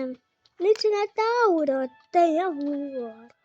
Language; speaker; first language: Finnish; native; Finnish